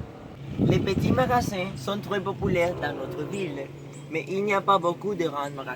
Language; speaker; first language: French; non-native, learner; Spanish